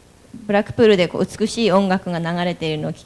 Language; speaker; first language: Japanese; native; Japanese